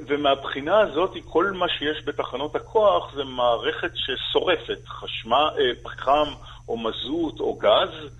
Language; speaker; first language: Hebrew; native; Hebrew